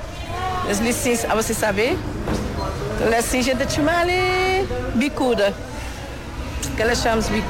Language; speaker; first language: Portuguese; non-native, local second language; Kabuverdianu